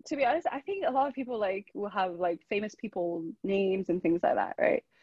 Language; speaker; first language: English; non-native, local second language; Chinese